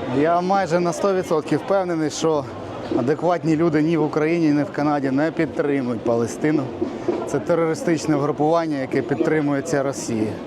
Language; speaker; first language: Ukrainian; native; Ukrainian